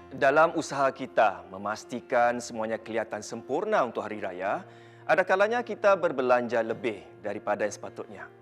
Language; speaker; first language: Malay; native; Malay